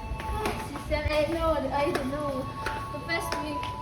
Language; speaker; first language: English; non-native, learner; Indonesian